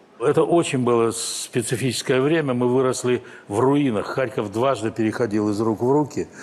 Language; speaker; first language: Russian; native; Russian